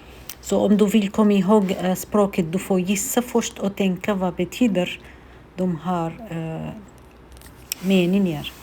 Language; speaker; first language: Swedish; non-native, fluent; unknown